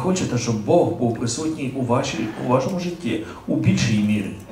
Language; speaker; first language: Ukrainian; native; Ukrainian